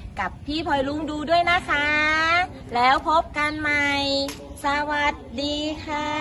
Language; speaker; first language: Thai; native; Thai